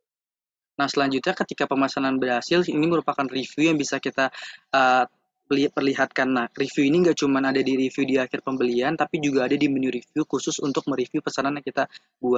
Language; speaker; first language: Indonesian; native; Indonesian